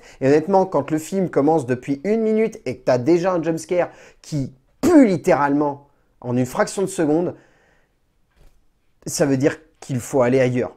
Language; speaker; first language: French; native; French